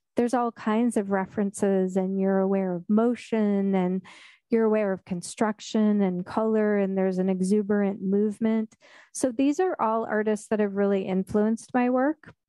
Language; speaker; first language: English; native; English